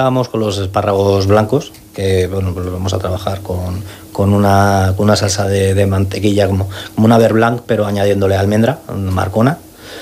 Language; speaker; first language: Spanish; native; Spanish